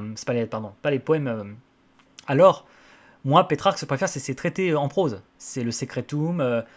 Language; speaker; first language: French; native; French